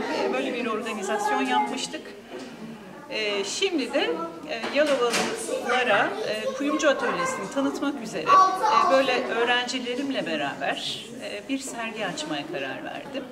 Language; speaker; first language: Turkish; native; Turkish